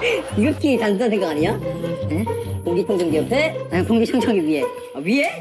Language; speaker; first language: Korean; native; Korean